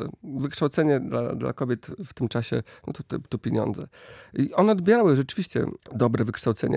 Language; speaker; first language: Polish; native; Polish